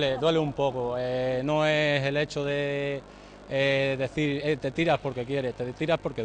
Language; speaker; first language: Spanish; native; Spanish